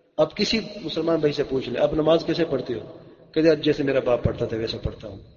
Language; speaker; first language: Urdu; non-native, local second language; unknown